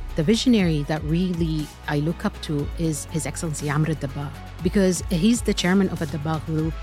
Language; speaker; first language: English; early bilingual, other home language; Arabic